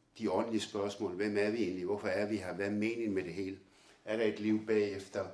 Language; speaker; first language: Danish; early bilingual, other home language; Arabic